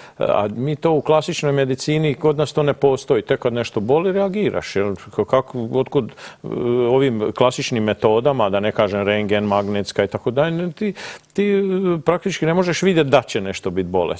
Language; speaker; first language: Croatian; native; Croatian